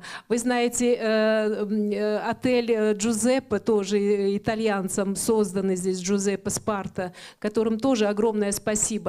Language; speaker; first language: Russian; native; Russian